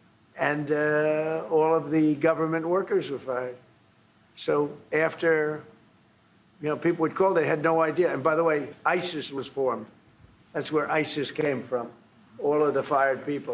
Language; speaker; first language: English; native; English